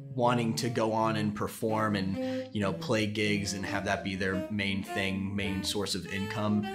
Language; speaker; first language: English; native; English